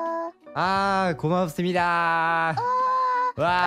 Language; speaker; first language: Korean; non-native, learner; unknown